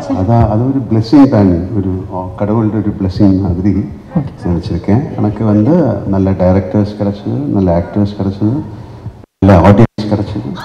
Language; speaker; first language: Tamil; non-native, learner; Malayalam